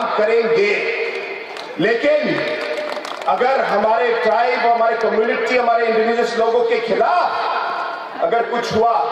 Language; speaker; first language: Hindi; non-native, local second language; Kok Borok